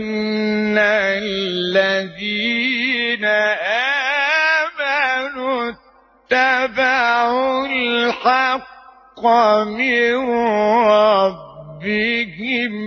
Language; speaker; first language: Arabic; native; Arabic